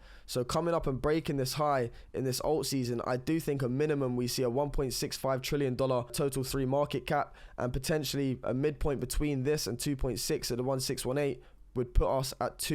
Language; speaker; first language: English; native; English